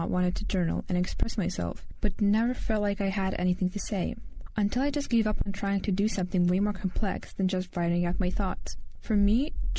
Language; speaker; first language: English; non-native, fluent; Lithuanian